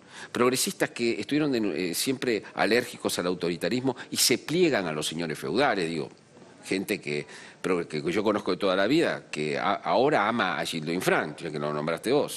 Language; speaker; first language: Spanish; native; Spanish